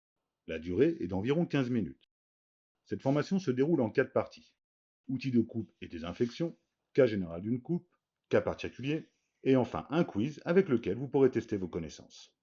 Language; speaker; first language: French; native; French